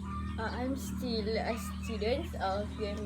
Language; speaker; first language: English; non-native, learner; Malay